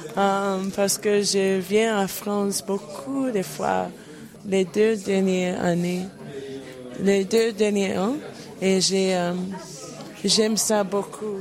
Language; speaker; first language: French; non-native, learner; English